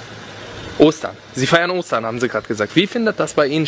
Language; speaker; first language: German; native; German